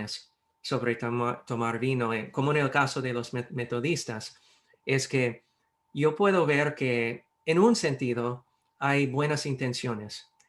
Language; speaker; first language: Spanish; non-native, fluent; English